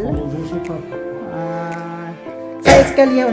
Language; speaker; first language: French; non-native, learner; Filipino